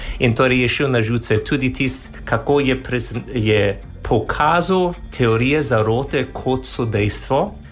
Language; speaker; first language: Slovenian; non-native, fluent; English